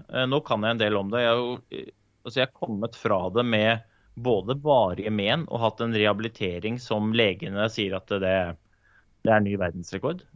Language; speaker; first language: Norwegian; native; Norwegian